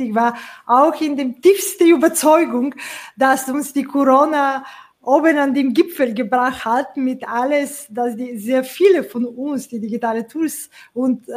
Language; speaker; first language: German; non-native, fluent; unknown